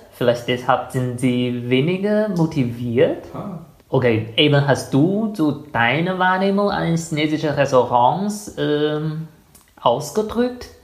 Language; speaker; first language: German; non-native, fluent; Chinese